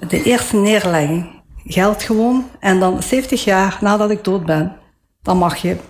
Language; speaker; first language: Dutch; early bilingual, other home language; Italian